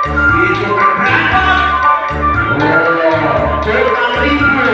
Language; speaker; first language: Indonesian; native; Indonesian